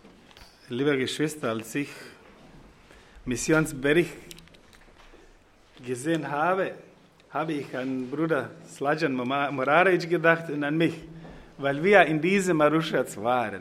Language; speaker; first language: German; non-native, fluent; Croatian